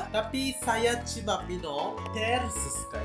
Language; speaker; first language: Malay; non-native, learner; Japanese